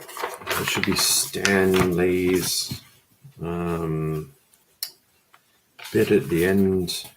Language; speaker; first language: English; native; English